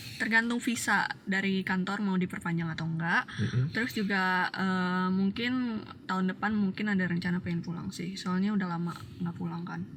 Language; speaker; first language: Indonesian; native; Indonesian